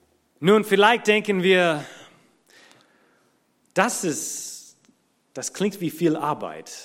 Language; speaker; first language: German; non-native, fluent; English